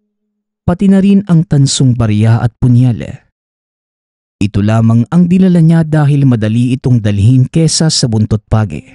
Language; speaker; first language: Filipino; native; Filipino